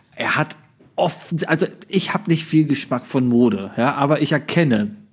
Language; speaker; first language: German; native; German